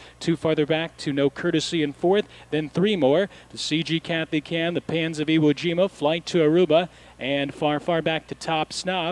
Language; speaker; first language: English; native; English